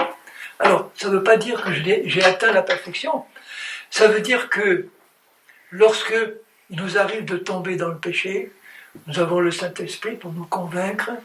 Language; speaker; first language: French; native; French